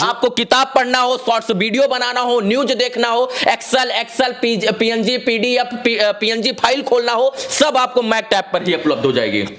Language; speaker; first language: Hindi; native; Hindi